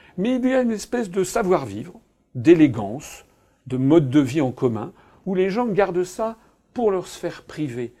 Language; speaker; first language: French; native; French